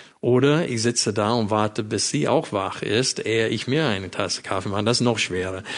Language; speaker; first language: German; non-native, fluent; English